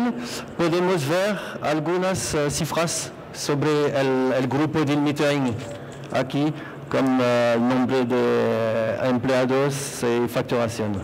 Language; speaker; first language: Spanish; non-native, fluent; French